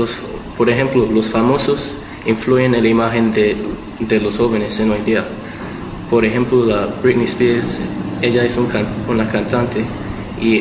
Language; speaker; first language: Spanish; early bilingual, heritage; Spanish